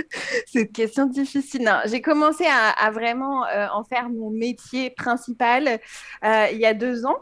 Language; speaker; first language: French; native; French